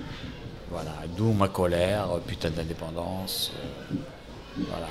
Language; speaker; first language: French; non-native, local second language; Arabic